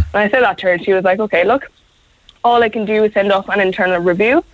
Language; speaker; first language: English; native; English